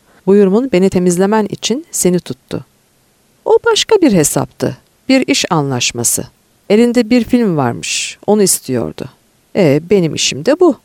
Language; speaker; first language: Turkish; native; Turkish